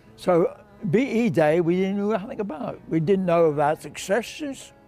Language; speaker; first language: English; native; English